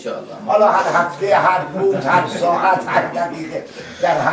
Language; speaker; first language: Persian; native; Persian